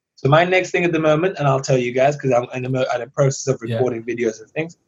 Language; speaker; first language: English; early bilingual, other home language; Persian